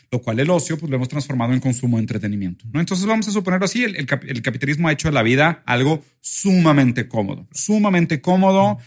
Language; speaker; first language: Spanish; early bilingual, other home language; Portuguese